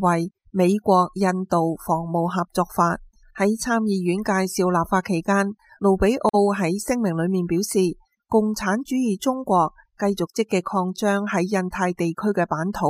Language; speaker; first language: Chinese; non-native, local second language; Cantonese